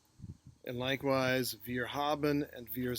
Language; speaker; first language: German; non-native, fluent; English